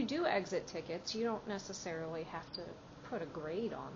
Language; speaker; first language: English; native; English